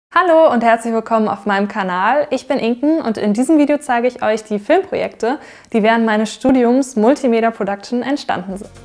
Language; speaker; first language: German; native; German